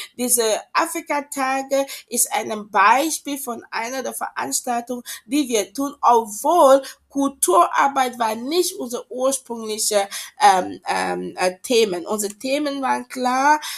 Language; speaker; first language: German; non-native, fluent; French